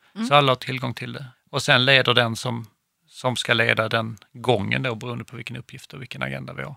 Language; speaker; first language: Swedish; native; Swedish